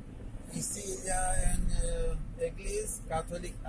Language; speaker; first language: French; non-native, local second language; Arabic